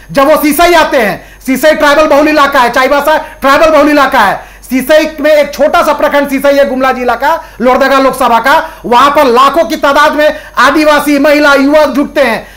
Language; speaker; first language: Hindi; native; Hindi